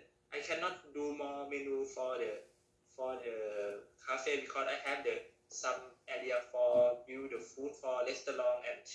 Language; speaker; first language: English; non-native, learner; Thai